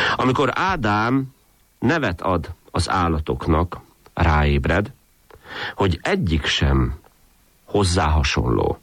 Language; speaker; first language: Hungarian; native; Hungarian